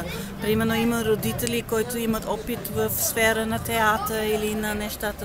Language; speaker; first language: Bulgarian; non-native, learner; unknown